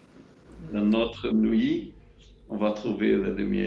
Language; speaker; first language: French; non-native, learner; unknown